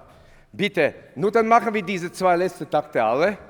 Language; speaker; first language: German; non-native, fluent; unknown